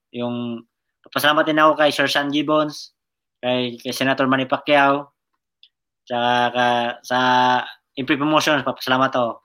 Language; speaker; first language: Filipino; non-native, local second language; Cebuano